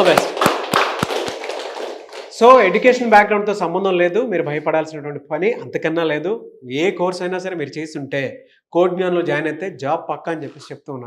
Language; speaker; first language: Telugu; native; Telugu